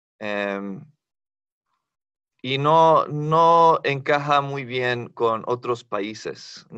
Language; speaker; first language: Spanish; non-native, fluent; English